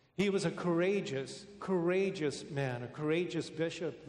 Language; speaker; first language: English; native; English